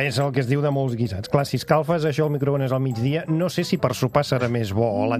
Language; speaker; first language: Catalan; native; Catalan